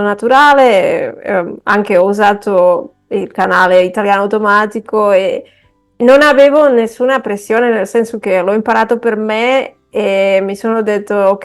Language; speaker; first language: Italian; non-native, fluent; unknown